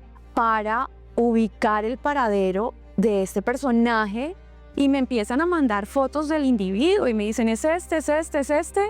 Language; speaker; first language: Spanish; native; Spanish